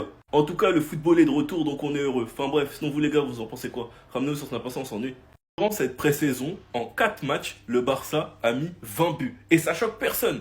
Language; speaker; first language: French; native; French